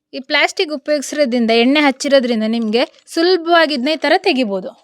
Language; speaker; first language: Kannada; non-native, local second language; Tulu